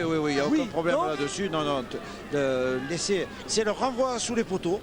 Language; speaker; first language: French; native; French